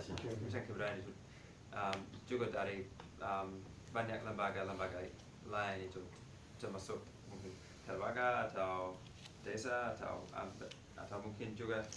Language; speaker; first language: Indonesian; non-native, fluent; English